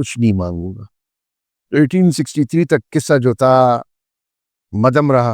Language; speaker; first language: Urdu; native; Urdu